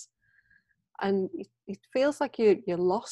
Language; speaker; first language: English; native; English